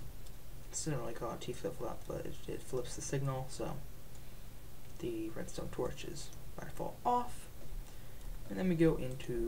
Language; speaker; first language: English; native; English